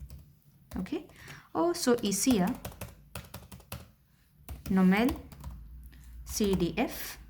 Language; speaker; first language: Danish; non-native, fluent; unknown